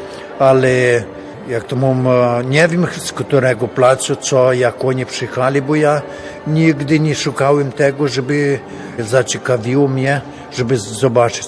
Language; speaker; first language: Polish; early bilingual, heritage; Polish